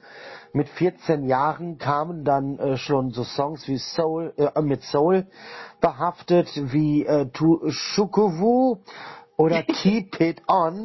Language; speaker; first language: German; native; German